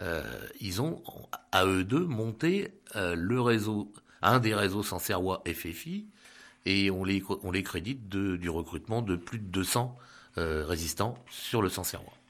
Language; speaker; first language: French; native; French